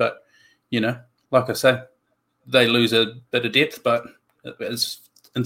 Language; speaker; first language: English; native; English